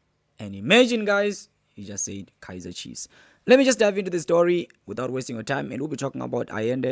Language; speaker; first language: English; non-native, local second language; Zulu